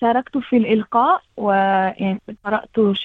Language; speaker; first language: Arabic; early bilingual, heritage; Arabic